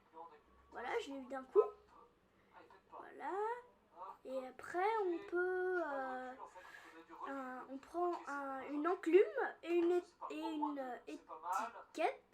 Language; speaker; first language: French; native; French